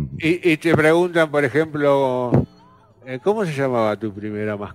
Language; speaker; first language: Spanish; native; Spanish